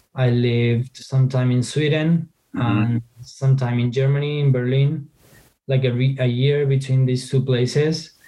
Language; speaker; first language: English; non-native, fluent; Spanish